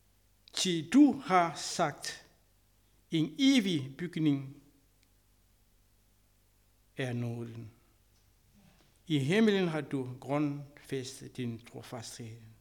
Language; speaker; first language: Danish; non-native, learner; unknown